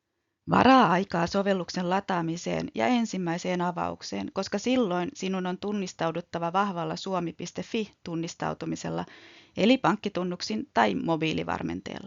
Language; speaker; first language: Finnish; native; Finnish